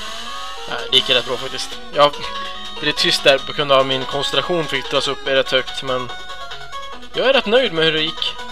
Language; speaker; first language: Swedish; native; Swedish